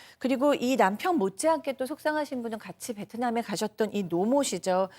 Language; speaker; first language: Korean; native; Korean